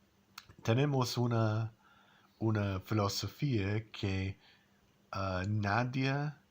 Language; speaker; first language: Spanish; non-native, learner; English